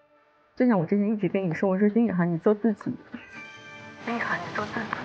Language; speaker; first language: Chinese; native; Chinese